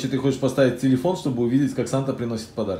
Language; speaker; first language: Russian; native; Russian